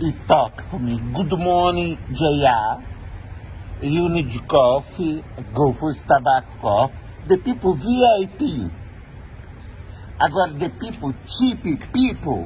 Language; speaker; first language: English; non-native, learner; Portuguese